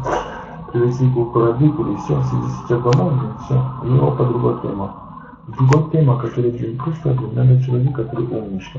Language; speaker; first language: Russian; non-native, learner; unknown